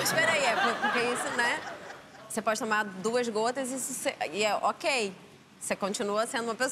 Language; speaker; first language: Portuguese; native; Portuguese